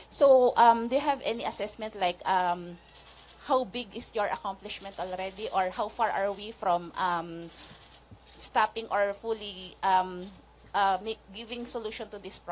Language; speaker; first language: English; non-native, local second language; Filipino